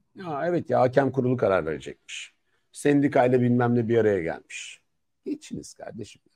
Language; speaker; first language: Turkish; native; Turkish